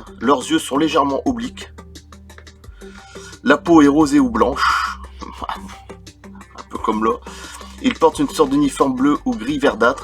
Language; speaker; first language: French; native; French